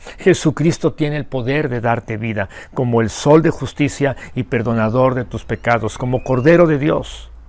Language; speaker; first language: Spanish; native; Spanish